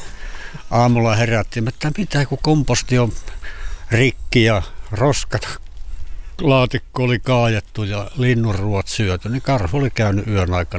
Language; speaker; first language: Finnish; native; Finnish